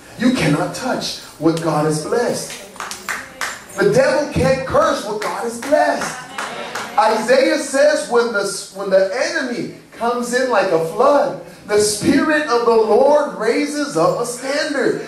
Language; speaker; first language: English; early bilingual, other home language; Spanish